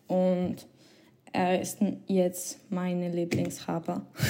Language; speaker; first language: German; non-native, learner; French